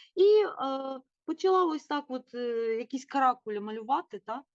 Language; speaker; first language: Ukrainian; non-native, fluent; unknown